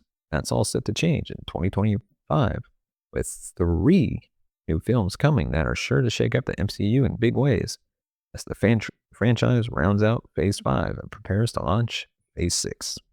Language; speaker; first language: English; native; English